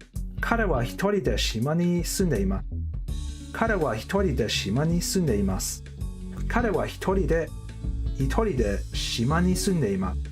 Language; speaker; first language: Japanese; non-native, learner; English